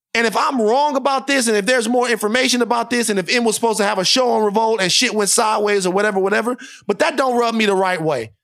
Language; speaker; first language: English; native; English